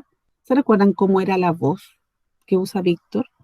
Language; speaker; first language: Spanish; native; Spanish